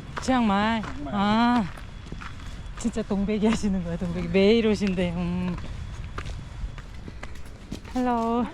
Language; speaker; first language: Korean; native; Korean